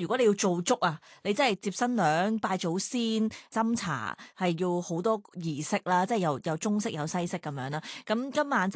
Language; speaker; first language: Cantonese; native; Cantonese